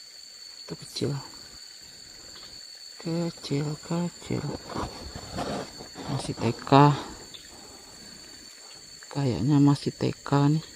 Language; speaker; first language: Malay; non-native, local second language; Javanese